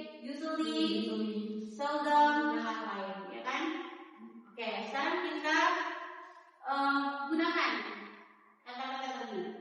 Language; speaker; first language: Indonesian; native; Indonesian